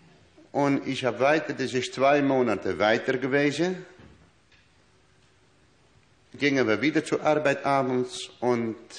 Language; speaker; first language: German; non-native, learner; Dutch